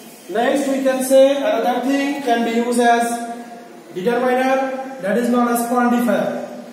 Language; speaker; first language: English; non-native, local second language; Bangla